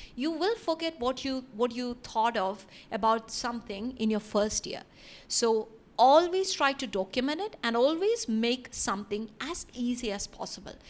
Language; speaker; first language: English; non-native, local second language; Malayalam